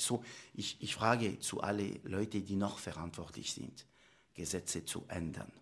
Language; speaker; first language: German; non-native, local second language; French